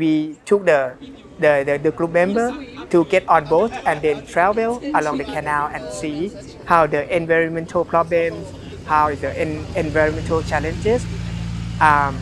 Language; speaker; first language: English; non-native, fluent; Thai